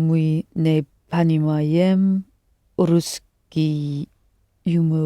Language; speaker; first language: Russian; non-native, learner; English